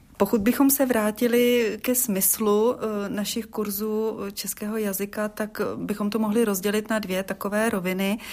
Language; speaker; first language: Czech; native; Czech